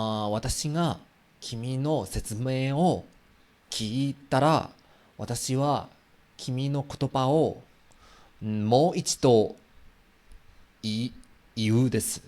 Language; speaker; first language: Japanese; non-native, learner; Chinese